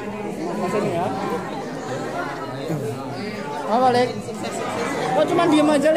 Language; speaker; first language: Indonesian; non-native, local second language; Javanese